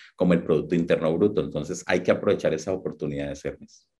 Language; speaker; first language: Spanish; native; Spanish